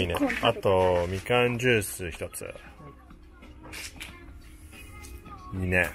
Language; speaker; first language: Japanese; native; Japanese